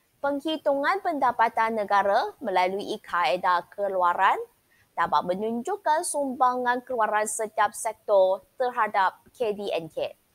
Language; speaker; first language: Malay; non-native, local second language; Chinese